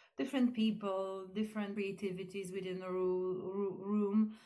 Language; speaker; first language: English; non-native, fluent; Polish